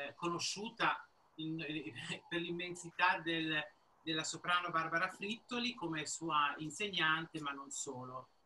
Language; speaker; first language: Italian; native; Italian